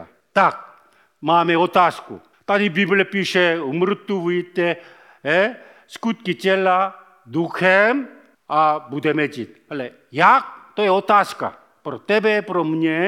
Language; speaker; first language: Czech; non-native, fluent; Korean